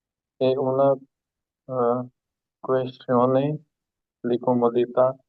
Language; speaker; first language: Italian; non-native, learner; Hindi